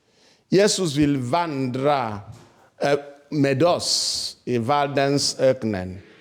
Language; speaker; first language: Swedish; non-native, fluent; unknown